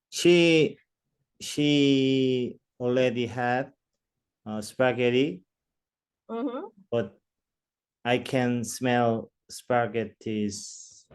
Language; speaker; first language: English; non-native, learner; Korean